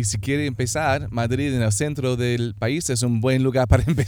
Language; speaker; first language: Spanish; non-native, fluent; English